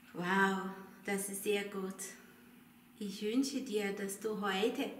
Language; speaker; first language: German; non-native, learner; Portuguese